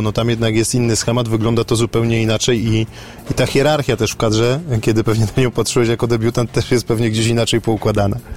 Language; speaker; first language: Polish; native; Polish